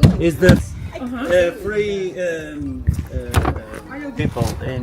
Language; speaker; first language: English; non-native, learner; Portuguese